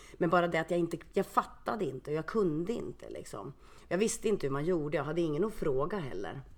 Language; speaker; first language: Swedish; early bilingual, other home language; Finnish